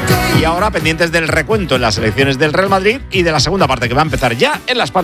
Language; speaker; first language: Spanish; native; Spanish